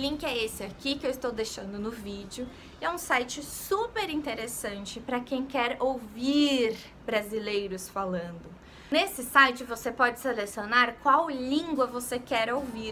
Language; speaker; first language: Portuguese; native; Portuguese